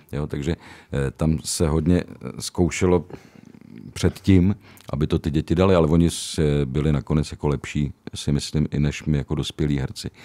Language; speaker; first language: Czech; native; Czech